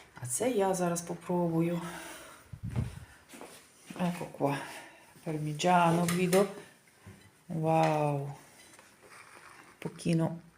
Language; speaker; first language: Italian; non-native, learner; Ukrainian